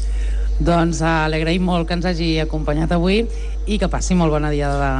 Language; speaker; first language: Catalan; native; Catalan